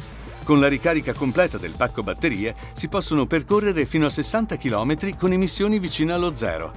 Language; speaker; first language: Italian; native; Italian